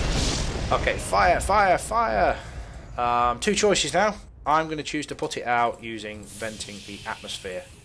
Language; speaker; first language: English; native; English